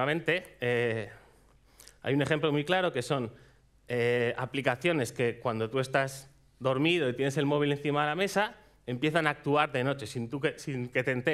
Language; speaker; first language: Spanish; native; Spanish